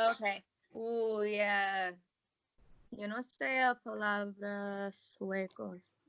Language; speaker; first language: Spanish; non-native, learner; English